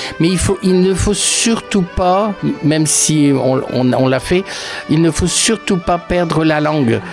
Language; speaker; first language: French; early bilingual, other home language; Polish